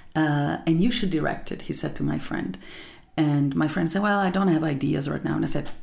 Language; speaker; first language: English; non-native, fluent; Italian